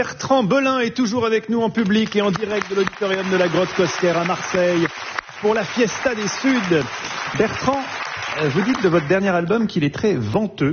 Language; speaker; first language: French; native; French